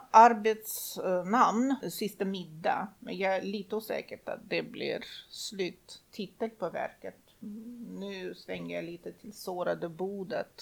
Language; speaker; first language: Swedish; non-native, fluent; Russian